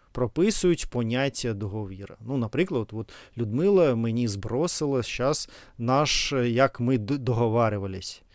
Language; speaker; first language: Ukrainian; non-native, fluent; Russian